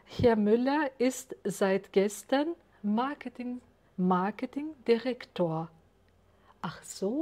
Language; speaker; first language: German; non-native, fluent; Uzbek